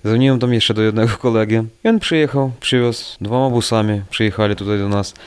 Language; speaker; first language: Polish; non-native, learner; Ukrainian